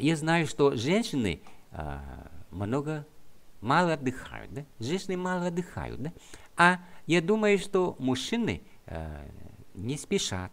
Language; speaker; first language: Russian; non-native, fluent; Vietnamese